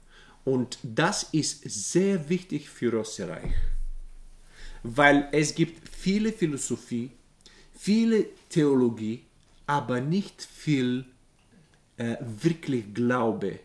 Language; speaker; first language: German; non-native, learner; Bulgarian